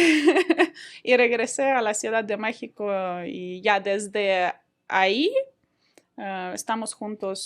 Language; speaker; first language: Spanish; non-native, fluent; Ukrainian